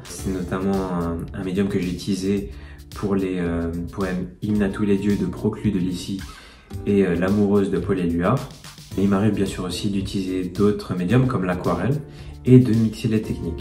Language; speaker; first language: French; native; French